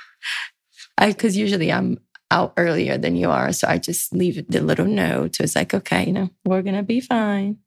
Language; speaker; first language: English; early bilingual, other home language; Portuguese